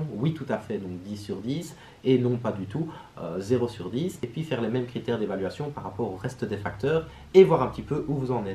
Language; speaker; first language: French; native; French